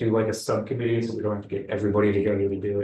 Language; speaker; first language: English; native; English